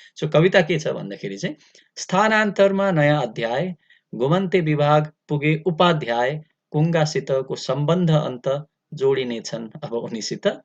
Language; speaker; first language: Nepali; native; Nepali